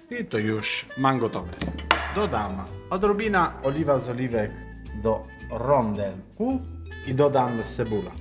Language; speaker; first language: Polish; non-native, learner; Italian